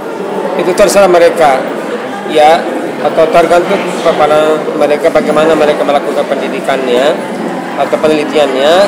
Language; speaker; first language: Indonesian; non-native, fluent; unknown